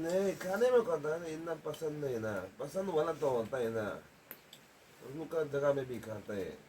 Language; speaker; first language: Hindi; non-native, local second language; Mizo